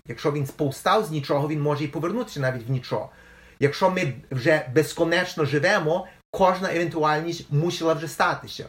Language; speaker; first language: Ukrainian; early bilingual, heritage; Ukrainian